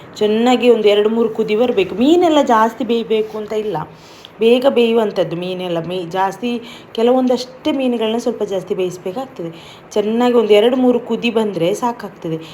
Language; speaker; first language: Kannada; non-native, local second language; Tulu